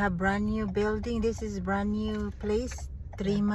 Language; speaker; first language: English; non-native, learner; Filipino